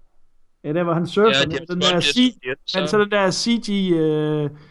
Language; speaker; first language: Danish; native; Danish